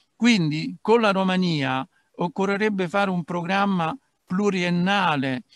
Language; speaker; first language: Italian; native; Italian